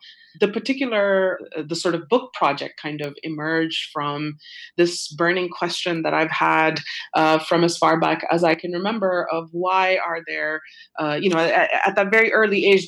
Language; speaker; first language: English; non-native, local second language; Urdu